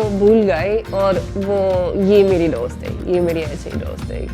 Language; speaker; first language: Hindi; non-native, learner; English